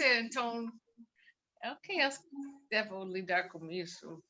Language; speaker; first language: Portuguese; non-native, learner; English